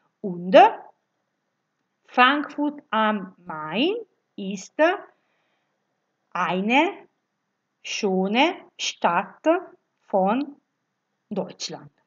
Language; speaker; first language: German; non-native, learner; Italian